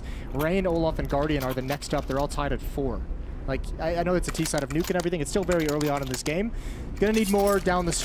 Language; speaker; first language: English; native; English